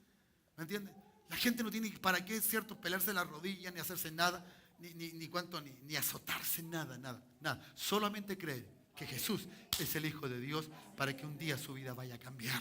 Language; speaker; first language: Spanish; native; Spanish